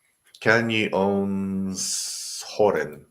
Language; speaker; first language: Dutch; non-native, learner; English